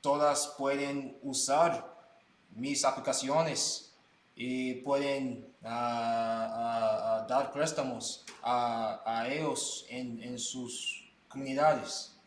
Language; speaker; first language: Spanish; non-native, learner; English